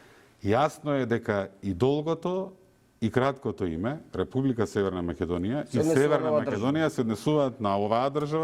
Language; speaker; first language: Macedonian; native; Macedonian